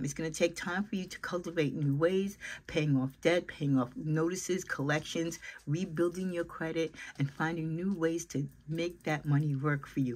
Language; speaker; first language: English; native; English